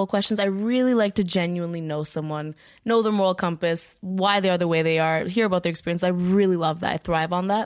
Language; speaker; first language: English; native; English